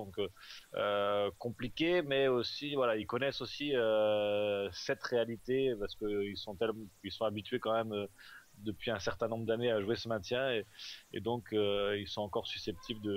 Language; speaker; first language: French; native; French